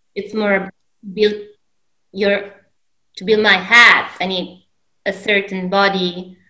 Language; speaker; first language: English; non-native, fluent; Italian